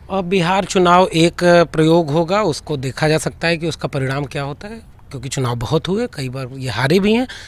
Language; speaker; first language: Hindi; native; Hindi